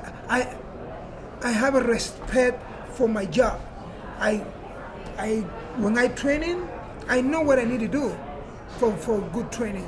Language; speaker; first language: English; non-native, learner; Spanish